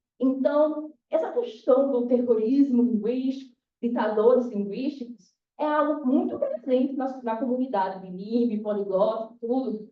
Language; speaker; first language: Portuguese; native; Portuguese